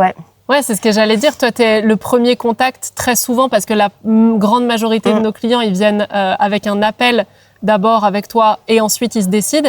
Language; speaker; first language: French; native; French